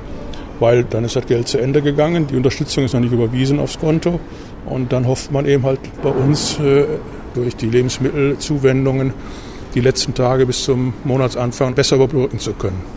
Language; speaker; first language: German; native; German